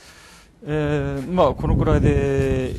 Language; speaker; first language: Japanese; non-native, fluent; Korean